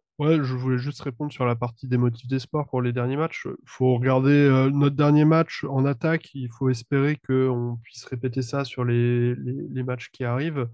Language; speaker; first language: French; native; French